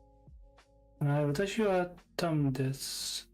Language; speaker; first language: Japanese; non-native, learner; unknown